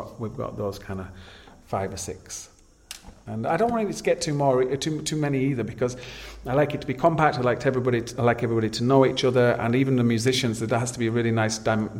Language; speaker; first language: English; native; English